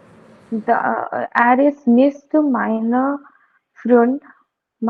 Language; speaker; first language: German; non-native, learner; Hindi